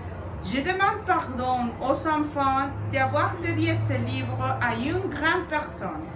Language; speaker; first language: French; non-native, fluent; Spanish